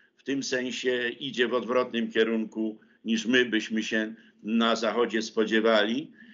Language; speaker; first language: Polish; native; Polish